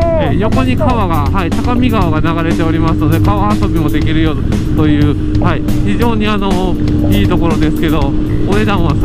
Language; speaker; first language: Japanese; native; Japanese